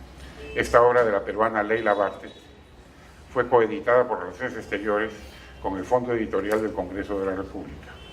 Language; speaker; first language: Spanish; native; Spanish